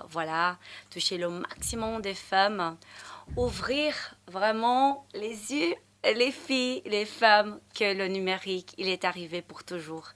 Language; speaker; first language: French; non-native, fluent; Portuguese